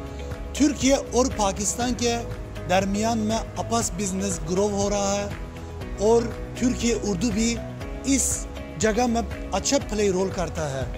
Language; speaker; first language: Hindi; non-native, learner; Turkish